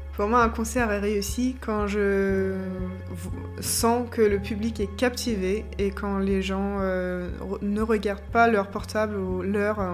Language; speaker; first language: French; non-native, fluent; German